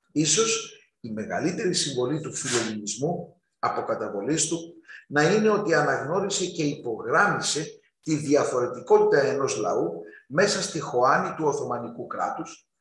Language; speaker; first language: Greek; native; Greek